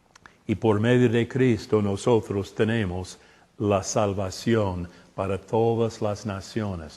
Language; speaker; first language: Spanish; non-native, fluent; English